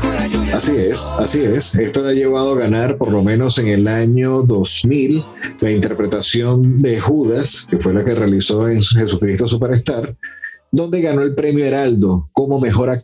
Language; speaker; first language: Spanish; native; Spanish